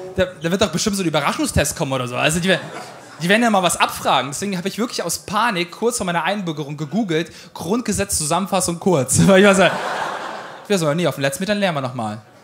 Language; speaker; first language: German; early bilingual, other home language; Ukrainian